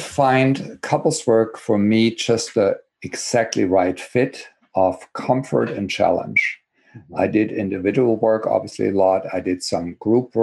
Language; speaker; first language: English; non-native, fluent; German